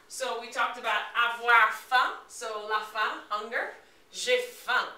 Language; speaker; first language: French; non-native, fluent; English